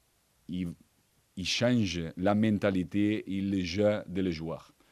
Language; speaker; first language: French; non-native, fluent; Portuguese